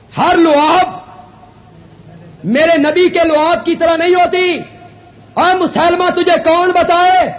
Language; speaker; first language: Urdu; non-native, local second language; Punjabi